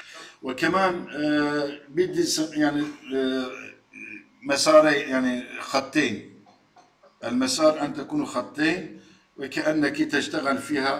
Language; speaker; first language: Arabic; non-native, fluent; Turkish